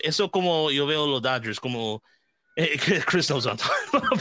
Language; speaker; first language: Spanish; non-native, learner; English